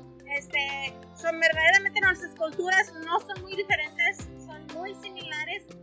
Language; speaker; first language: Spanish; early bilingual, heritage; Spanish